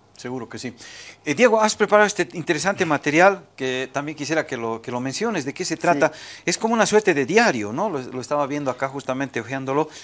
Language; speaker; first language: Spanish; native; Spanish